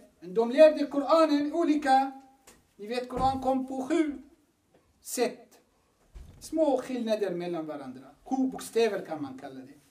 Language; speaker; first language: Swedish; non-native, fluent; Arabic